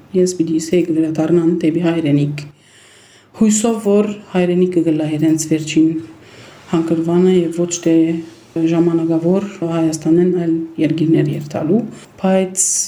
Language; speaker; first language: Armenian; early bilingual, heritage; Armenian